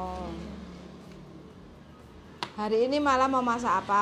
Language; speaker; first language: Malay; non-native, local second language; Javanese